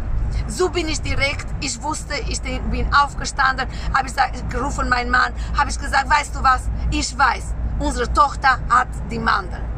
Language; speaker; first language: German; non-native, learner; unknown